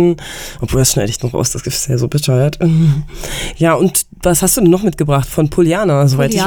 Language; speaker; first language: German; native; German